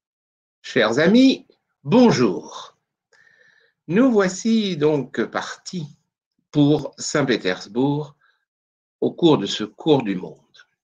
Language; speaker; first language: French; native; French